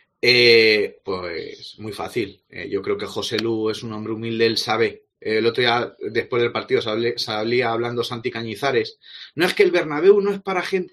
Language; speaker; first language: Spanish; native; Spanish